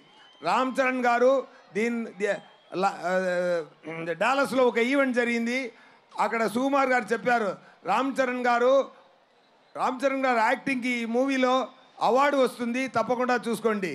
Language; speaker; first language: Telugu; non-native, fluent; Tamil